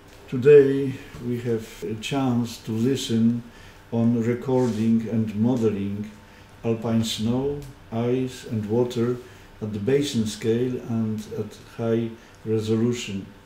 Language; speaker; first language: English; non-native, fluent; Polish